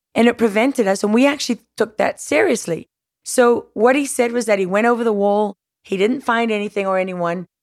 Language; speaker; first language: English; native; English